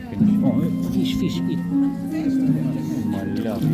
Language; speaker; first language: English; non-native, learner; Russian